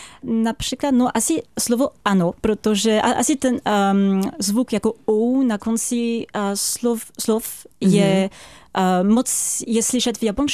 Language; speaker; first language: Czech; non-native, fluent; French